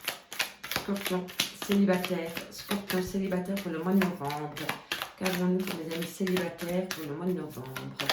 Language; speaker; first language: French; native; French